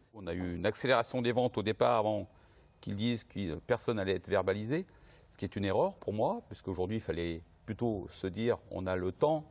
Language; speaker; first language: French; native; French